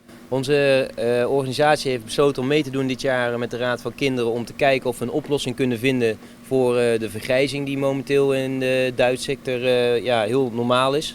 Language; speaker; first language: Dutch; native; Dutch